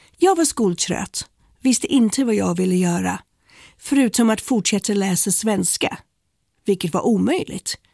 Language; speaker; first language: Swedish; non-native, fluent; English